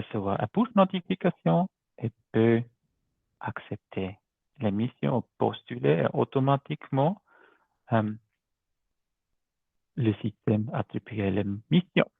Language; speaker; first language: French; non-native, learner; German